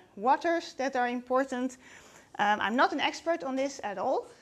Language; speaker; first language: English; non-native, fluent; Dutch